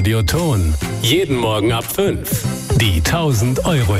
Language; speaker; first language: German; native; German